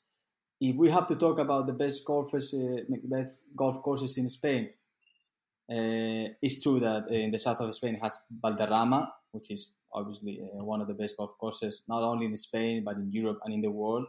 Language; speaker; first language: English; non-native, fluent; Spanish